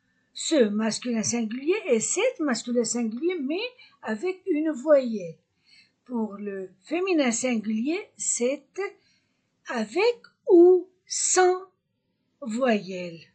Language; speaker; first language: French; non-native, fluent; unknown